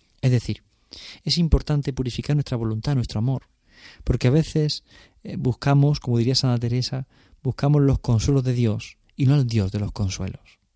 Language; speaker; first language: Spanish; native; Spanish